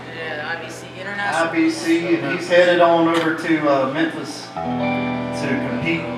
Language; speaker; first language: English; native; English